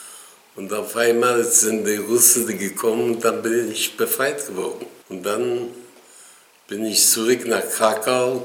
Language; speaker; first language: German; non-native, learner; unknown